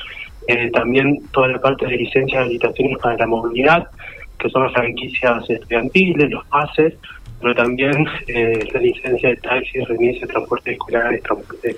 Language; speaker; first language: Spanish; native; Spanish